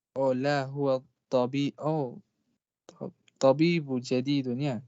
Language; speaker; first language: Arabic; non-native, learner; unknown